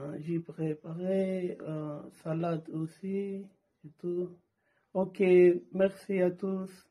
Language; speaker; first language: French; non-native, learner; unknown